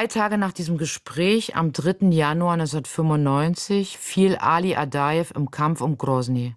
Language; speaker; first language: German; native; German